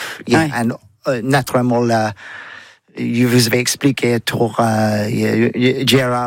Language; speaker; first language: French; non-native, learner; English